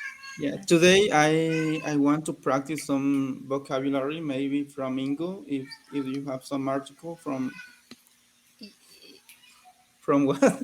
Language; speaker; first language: English; non-native, learner; Spanish